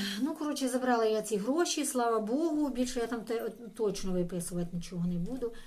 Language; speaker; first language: Ukrainian; non-native, local second language; Russian